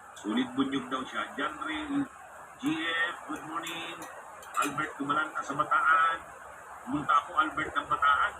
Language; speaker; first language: Filipino; non-native, local second language; Bikol